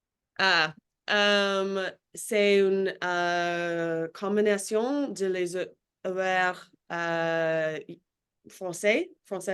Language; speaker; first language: French; non-native, learner; English